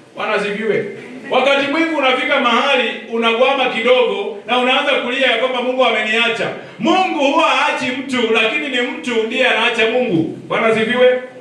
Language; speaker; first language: Swahili; non-native, local second language; Luyia